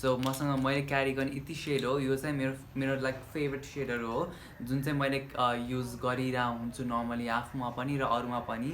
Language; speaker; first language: Nepali; native; Nepali